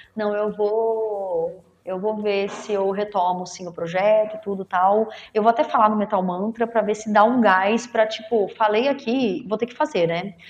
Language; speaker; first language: Portuguese; native; Portuguese